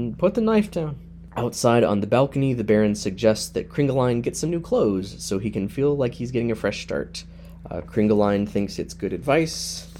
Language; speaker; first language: English; native; English